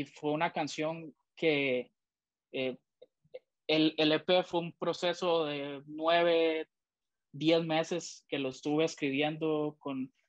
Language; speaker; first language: Spanish; native; Spanish